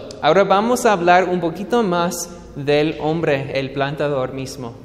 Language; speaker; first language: Spanish; non-native, fluent; English